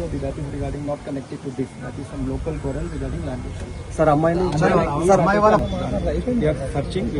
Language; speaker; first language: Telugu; non-native, local second language; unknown